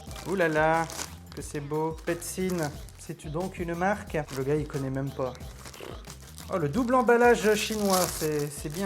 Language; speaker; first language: French; native; French